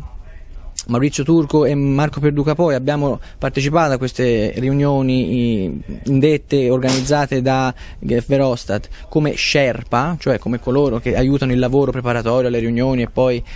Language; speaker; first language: Italian; native; Italian